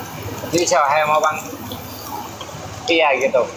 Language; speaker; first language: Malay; non-native, local second language; Hakka Chinese